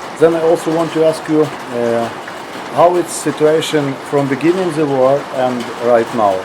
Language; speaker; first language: English; non-native, learner; Ukrainian